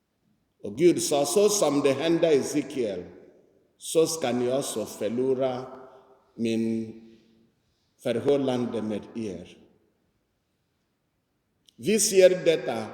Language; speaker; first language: Swedish; non-native, fluent; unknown